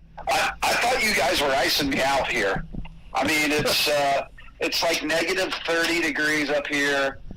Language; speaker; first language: English; native; English